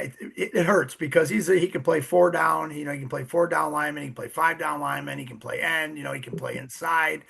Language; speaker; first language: English; native; English